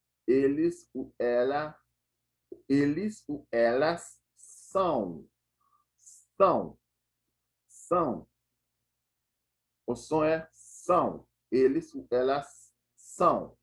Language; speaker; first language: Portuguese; non-native, fluent; Haitian Creole